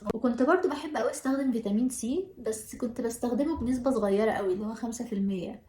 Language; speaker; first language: Arabic; native; Arabic